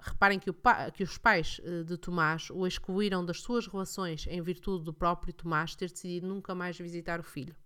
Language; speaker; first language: Portuguese; native; Portuguese